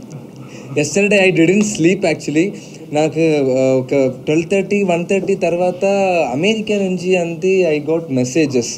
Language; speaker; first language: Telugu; non-native, learner; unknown